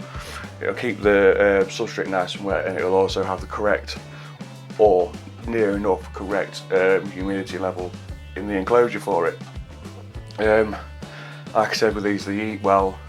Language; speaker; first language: English; native; English